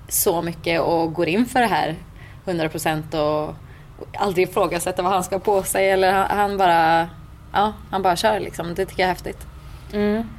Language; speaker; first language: Swedish; native; Swedish